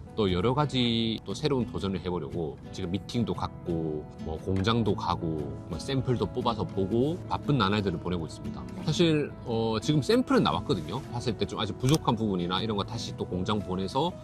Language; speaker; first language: Korean; native; Korean